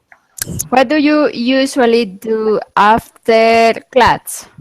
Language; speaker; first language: English; non-native, learner; Spanish